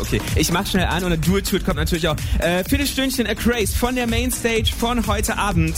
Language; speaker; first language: German; native; German